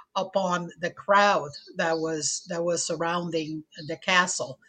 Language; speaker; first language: English; non-native, fluent; Spanish